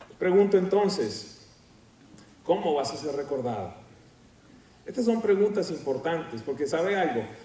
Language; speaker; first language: Spanish; native; Spanish